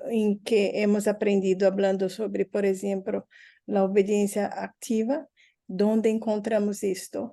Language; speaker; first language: Spanish; non-native, learner; Portuguese